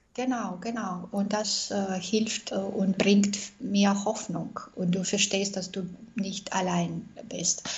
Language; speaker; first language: German; non-native, fluent; Russian